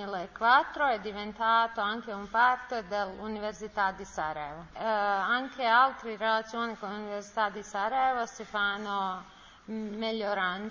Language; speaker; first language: Italian; non-native, learner; Bosnian